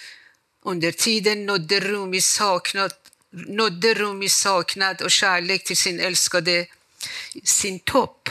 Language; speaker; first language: Swedish; non-native, fluent; Persian